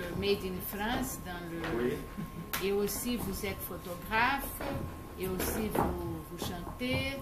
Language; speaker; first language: French; non-native, learner; Portuguese